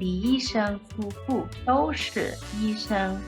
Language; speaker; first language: Chinese; non-native, learner; English